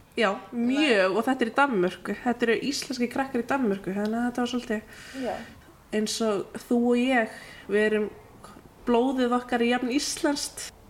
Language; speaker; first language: Icelandic; native; Icelandic